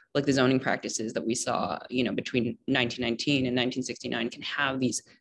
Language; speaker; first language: English; native; English